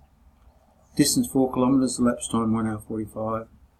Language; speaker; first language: English; native; English